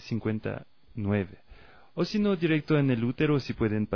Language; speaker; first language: Spanish; non-native, fluent; French